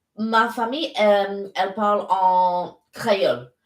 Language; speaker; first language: French; non-native, learner; English